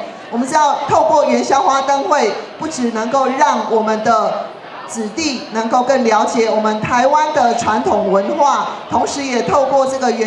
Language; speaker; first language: Chinese; native; Chinese